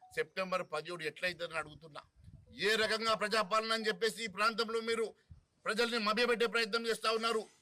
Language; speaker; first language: Telugu; native; Telugu